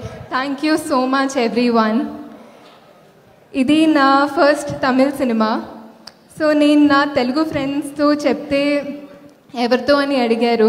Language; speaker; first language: Telugu; non-native, fluent; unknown